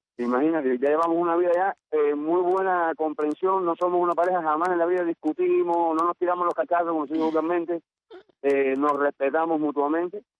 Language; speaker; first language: Spanish; native; Spanish